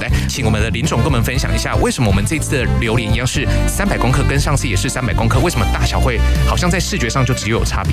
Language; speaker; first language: Chinese; native; Chinese